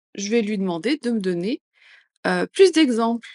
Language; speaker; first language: French; native; French